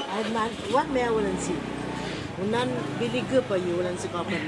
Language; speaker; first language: German; non-native, learner; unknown